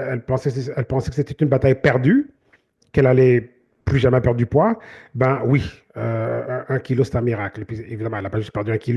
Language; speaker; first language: French; native; French